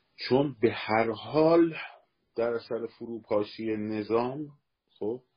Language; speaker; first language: Persian; native; Persian